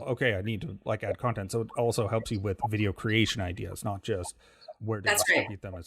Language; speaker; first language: English; native; English